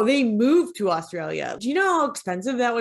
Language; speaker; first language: English; native; English